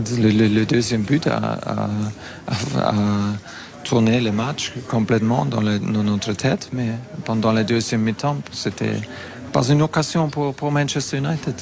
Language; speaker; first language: French; non-native, fluent; German